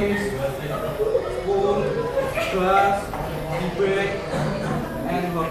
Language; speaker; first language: English; non-native, learner; Indonesian